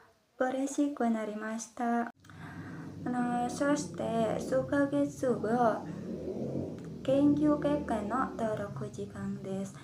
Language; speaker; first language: Japanese; non-native, learner; Indonesian